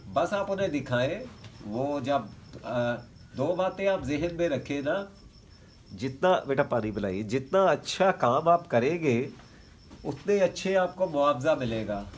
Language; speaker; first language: Urdu; native; Urdu